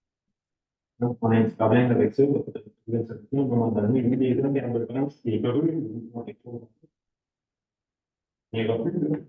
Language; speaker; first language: French; native; French